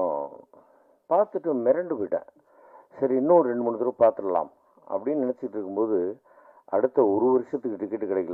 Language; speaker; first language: Tamil; native; Tamil